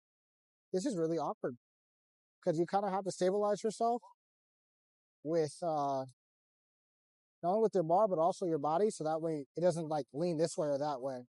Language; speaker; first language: English; native; English